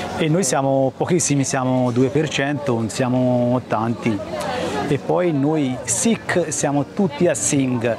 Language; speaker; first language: Italian; early bilingual, other home language; Punjabi